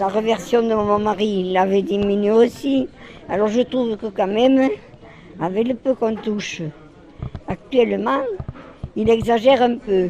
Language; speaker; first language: French; native; French